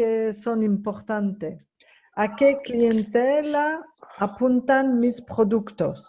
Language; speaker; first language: Spanish; non-native, fluent; French